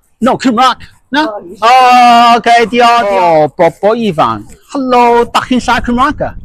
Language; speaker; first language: Welsh; non-native, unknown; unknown